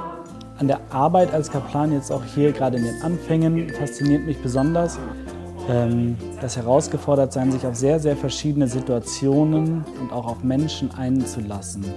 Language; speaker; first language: German; native; German